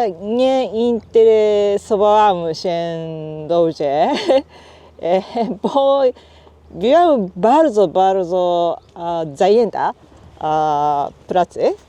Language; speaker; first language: Polish; non-native, learner; Japanese